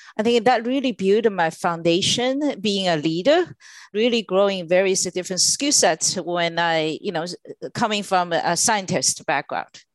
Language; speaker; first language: English; non-native, fluent; Chinese